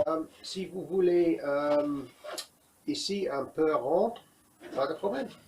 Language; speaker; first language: French; non-native, learner; English